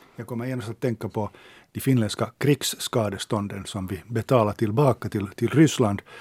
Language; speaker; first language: Swedish; native; Swedish